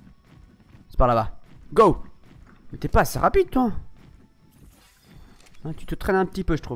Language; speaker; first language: French; native; French